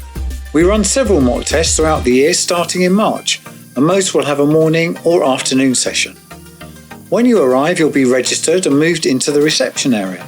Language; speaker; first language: English; native; English